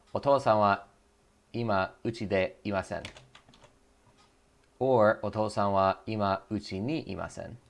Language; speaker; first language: Japanese; non-native, learner; English